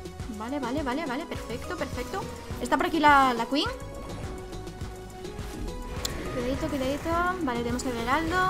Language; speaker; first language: Spanish; native; Spanish